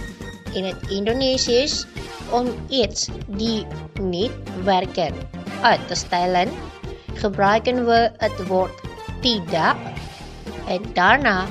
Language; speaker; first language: Dutch; non-native, fluent; Indonesian